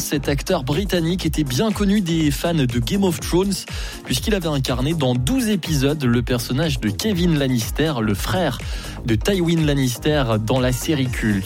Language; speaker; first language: French; native; French